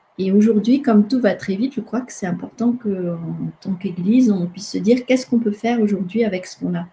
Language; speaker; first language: French; non-native, local second language; Malagasy